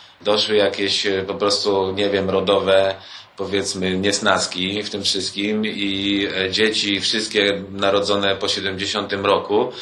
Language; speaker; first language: Polish; early bilingual, heritage; Polish